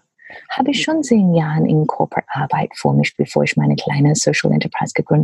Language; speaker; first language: German; non-native, learner; English